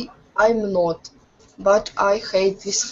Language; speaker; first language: English; non-native, learner; Russian